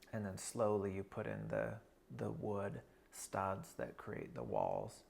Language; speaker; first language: English; native; English